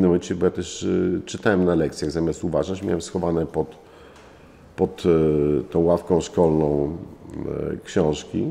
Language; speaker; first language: Polish; native; Polish